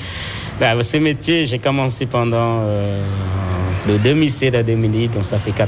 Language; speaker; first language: French; non-native, fluent; Khmer